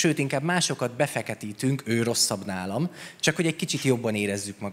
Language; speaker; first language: Hungarian; native; Hungarian